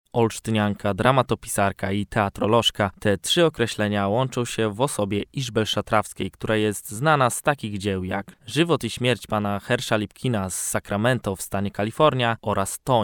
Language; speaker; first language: Polish; native; Polish